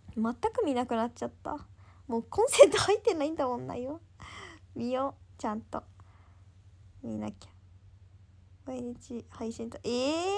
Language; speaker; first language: Japanese; native; Japanese